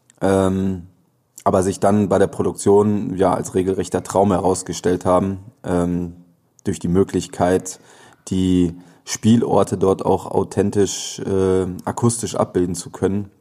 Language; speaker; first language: German; native; German